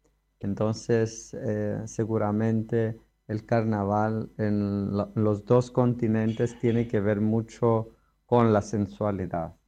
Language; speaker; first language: Spanish; non-native, fluent; Greek